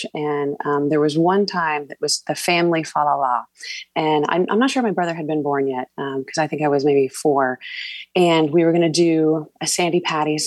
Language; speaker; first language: English; native; English